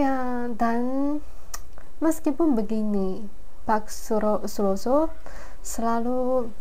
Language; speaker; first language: Indonesian; non-native, fluent; Chinese